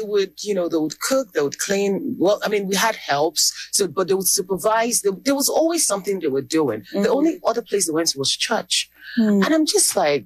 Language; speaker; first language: English; non-native, local second language; Igbo